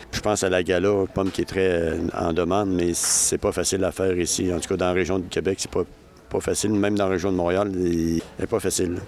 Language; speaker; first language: French; native; French